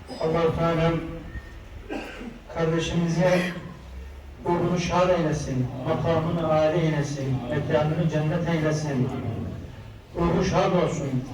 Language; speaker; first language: Turkish; native; Turkish